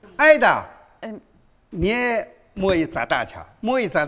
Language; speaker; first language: Russian; non-native, learner; Chinese